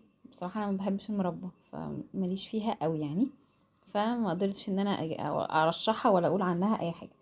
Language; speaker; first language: Arabic; native; Arabic